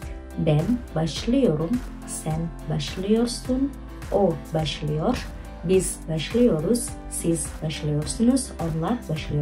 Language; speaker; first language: Turkish; non-native, fluent; Indonesian